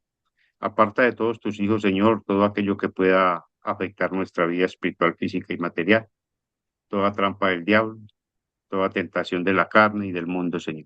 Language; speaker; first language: Spanish; native; Spanish